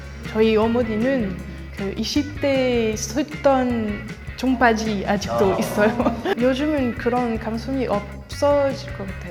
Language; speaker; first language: Korean; non-native, fluent; French